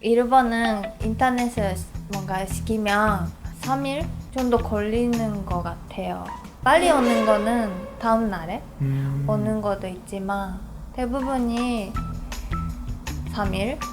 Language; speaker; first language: Korean; non-native, fluent; Japanese